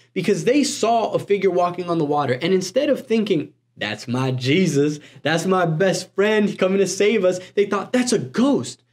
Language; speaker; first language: English; native; English